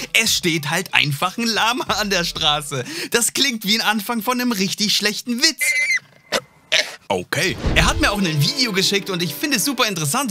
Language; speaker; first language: German; native; German